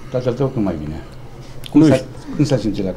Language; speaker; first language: Romanian; native; Romanian